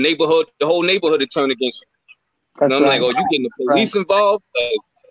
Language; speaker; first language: English; native; English